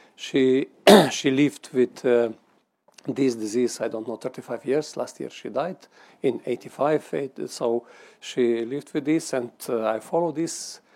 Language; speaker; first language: English; non-native, fluent; Slovenian